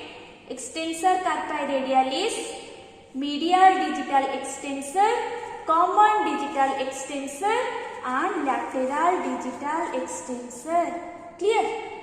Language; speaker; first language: English; non-native, local second language; Hindi